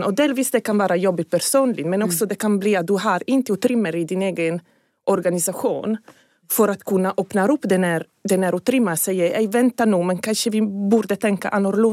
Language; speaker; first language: Swedish; non-native, fluent; Italian